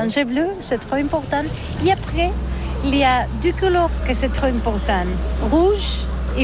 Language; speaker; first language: French; non-native, learner; Catalan